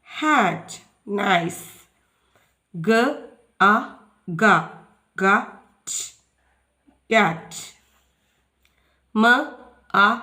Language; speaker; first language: Malayalam; native; Malayalam